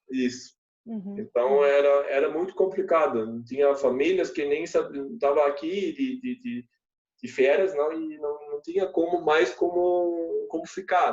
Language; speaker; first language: Portuguese; non-native, fluent; German